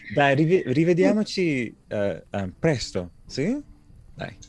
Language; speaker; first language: Italian; non-native, learner; English